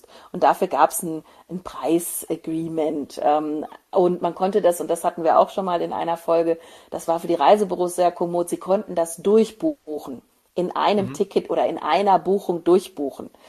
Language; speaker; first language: German; native; German